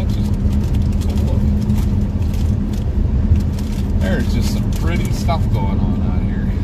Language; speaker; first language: English; native; English